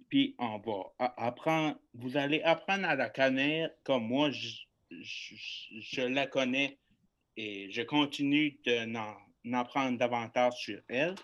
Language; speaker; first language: French; native; French